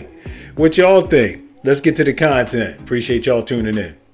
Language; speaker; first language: English; native; English